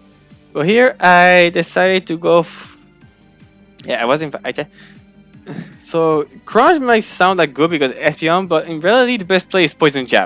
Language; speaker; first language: English; non-native, fluent; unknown